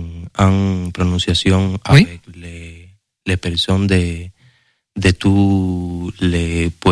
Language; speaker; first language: French; non-native, learner; Spanish